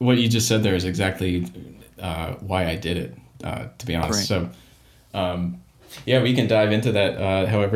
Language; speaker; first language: English; native; English